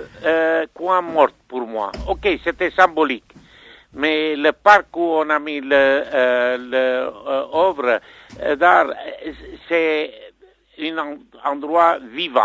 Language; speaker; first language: French; non-native, fluent; Armenian